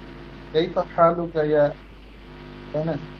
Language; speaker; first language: Arabic; non-native, learner; Urdu